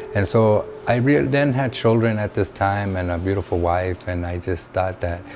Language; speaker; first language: English; native; English